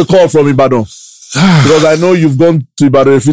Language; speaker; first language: English; non-native, local second language; Yoruba